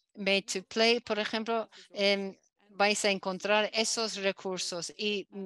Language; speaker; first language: Spanish; non-native, fluent; Dutch